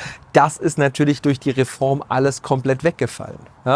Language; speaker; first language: German; native; German